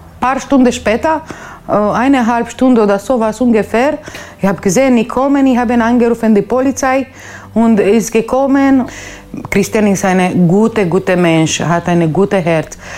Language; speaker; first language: German; non-native, learner; Romanian